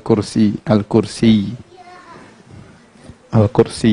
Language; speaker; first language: Arabic; non-native, fluent; Indonesian